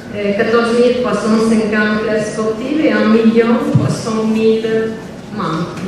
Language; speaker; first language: French; non-native, learner; Italian